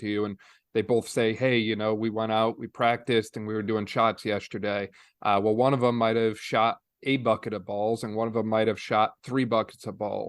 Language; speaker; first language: English; native; English